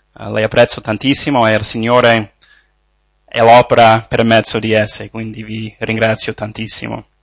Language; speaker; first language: Italian; non-native, fluent; English